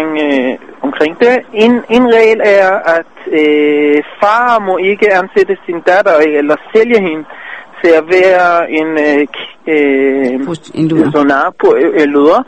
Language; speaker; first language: Danish; non-native, fluent; Hebrew